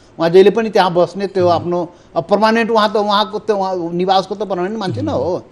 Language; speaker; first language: Nepali; non-native, local second language; Maithili